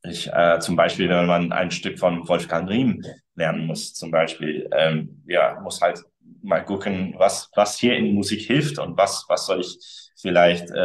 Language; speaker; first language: German; early bilingual, other home language; English